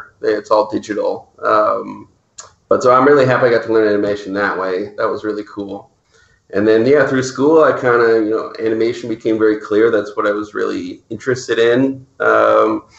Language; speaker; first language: English; native; English